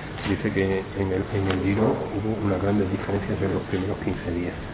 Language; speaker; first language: French; non-native, fluent; Spanish